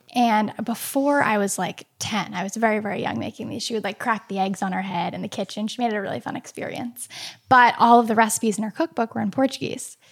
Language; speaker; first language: English; early bilingual, other home language; Portuguese